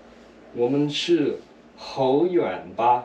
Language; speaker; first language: Chinese; non-native, learner; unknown